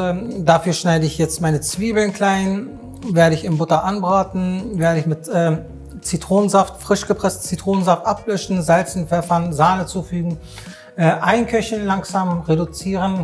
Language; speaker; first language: German; native; German